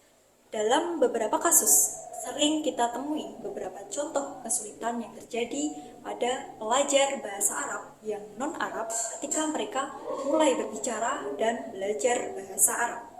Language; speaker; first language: Indonesian; native; Indonesian